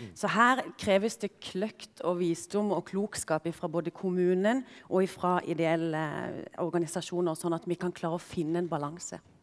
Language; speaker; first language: Norwegian; native; Norwegian